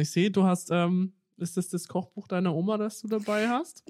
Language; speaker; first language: German; native; German